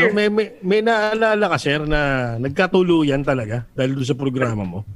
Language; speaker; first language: Filipino; native; Filipino